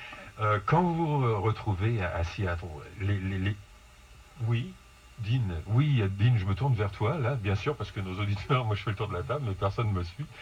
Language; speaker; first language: French; native; French